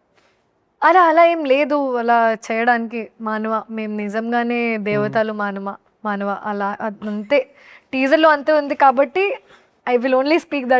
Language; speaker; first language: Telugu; non-native, local second language; Hindi